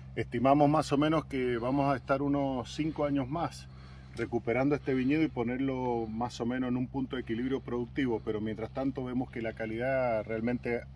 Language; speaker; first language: Spanish; native; Spanish